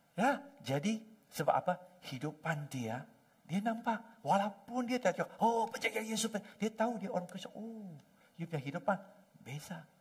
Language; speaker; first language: Malay; non-native, local second language; Chinese